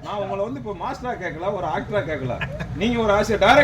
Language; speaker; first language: Tamil; native; Tamil